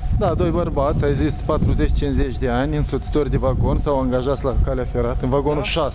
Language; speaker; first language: Romanian; native; Romanian